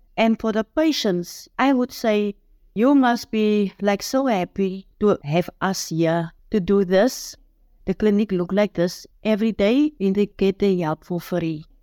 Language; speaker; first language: English; non-native, local second language; Afrikaans